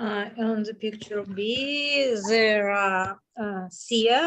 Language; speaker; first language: English; non-native, learner; Russian